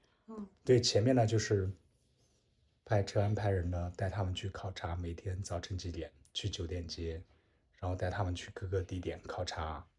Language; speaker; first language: Chinese; native; Chinese